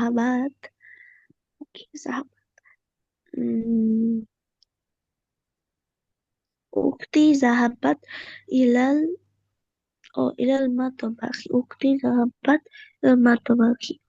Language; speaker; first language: Arabic; non-native, learner; Bangla